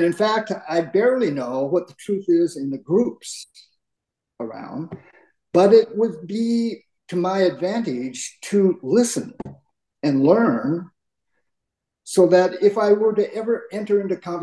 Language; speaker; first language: English; native; English